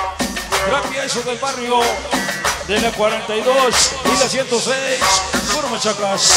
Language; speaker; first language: Spanish; native; Spanish